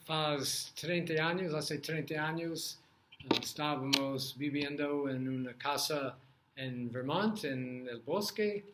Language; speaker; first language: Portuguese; non-native, learner; English